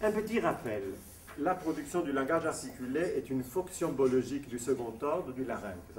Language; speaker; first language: French; non-native, fluent; Italian